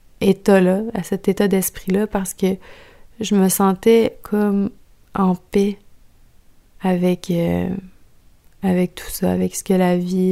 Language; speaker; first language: French; native; French